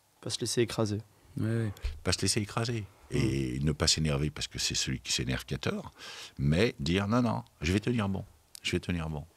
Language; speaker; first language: French; native; French